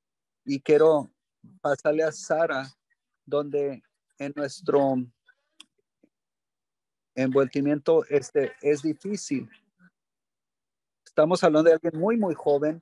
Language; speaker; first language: Spanish; early bilingual, heritage; English